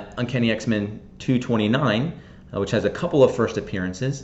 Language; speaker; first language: English; native; English